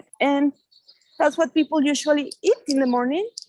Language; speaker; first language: English; non-native, fluent; Spanish